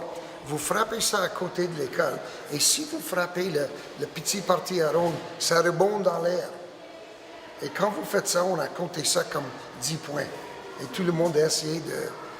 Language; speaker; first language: French; non-native, local second language; English